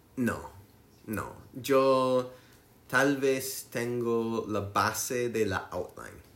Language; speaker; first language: Spanish; non-native, learner; English